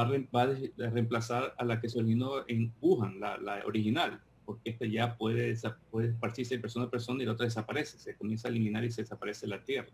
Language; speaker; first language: Spanish; native; Spanish